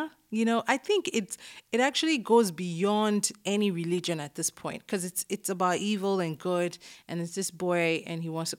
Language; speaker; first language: English; non-native, local second language; Yoruba